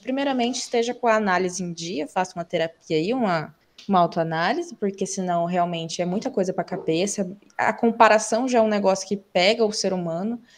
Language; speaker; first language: Portuguese; native; Portuguese